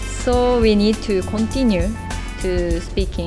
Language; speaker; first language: English; non-native, learner; Japanese